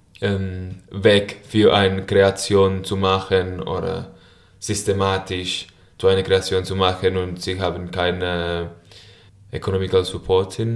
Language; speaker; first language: German; non-native, learner; Spanish